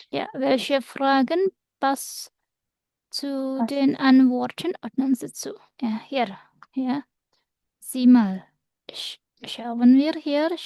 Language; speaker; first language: German; non-native, fluent; Indonesian